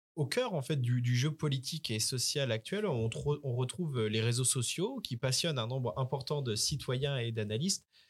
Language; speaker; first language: French; native; French